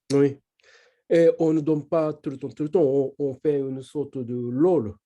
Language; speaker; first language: French; non-native, learner; Japanese